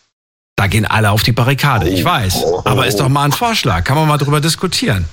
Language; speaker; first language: German; native; German